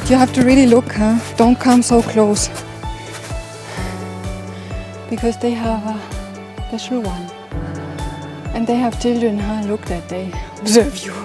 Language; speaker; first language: English; non-native, learner; German